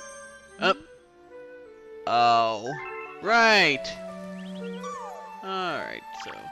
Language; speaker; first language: English; native; English